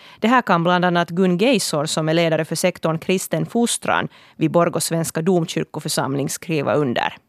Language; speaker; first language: Swedish; native; Swedish